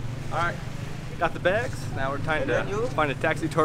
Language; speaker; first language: English; native; English